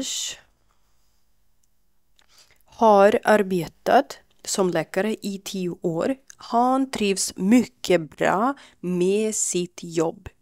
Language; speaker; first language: Swedish; non-native, fluent; Ukrainian